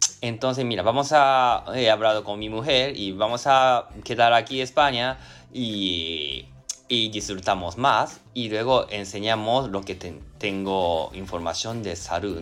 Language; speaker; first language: Spanish; non-native, learner; Japanese